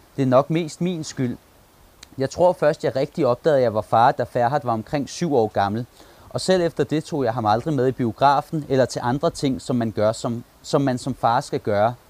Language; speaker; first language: Danish; early bilingual, other home language; Turkish